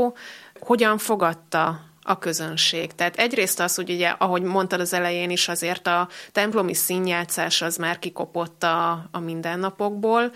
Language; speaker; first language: Hungarian; native; Hungarian